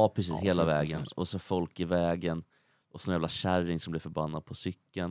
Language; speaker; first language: Swedish; native; Swedish